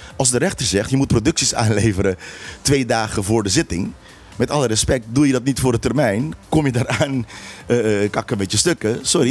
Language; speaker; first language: Dutch; non-native, local second language; Papiamento